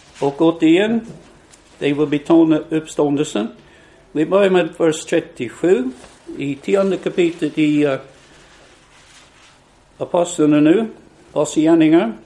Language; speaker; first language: Swedish; non-native, fluent; English